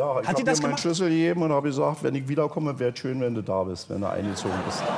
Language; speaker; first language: German; native; German